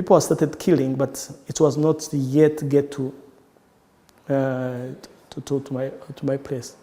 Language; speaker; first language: English; non-native, local second language; Kinyarwanda